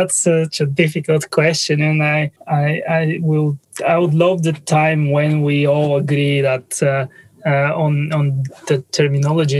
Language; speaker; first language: English; non-native, fluent; Bulgarian